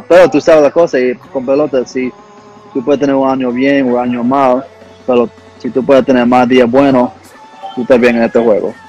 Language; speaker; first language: Spanish; early bilingual, heritage; English